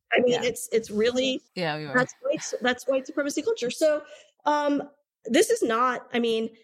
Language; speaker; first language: English; native; English